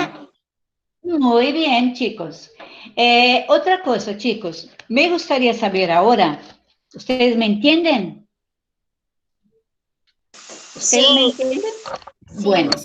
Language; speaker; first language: Spanish; non-native, fluent; Portuguese